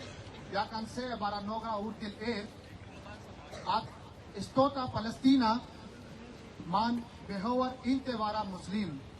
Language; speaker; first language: Swedish; non-native, fluent; Urdu